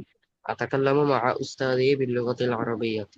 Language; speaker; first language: Arabic; non-native, learner; Bangla